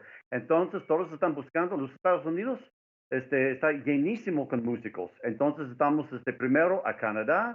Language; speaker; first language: Spanish; non-native, fluent; English